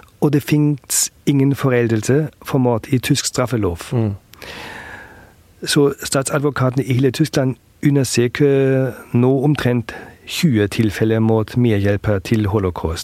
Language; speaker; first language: Norwegian; early bilingual, heritage; German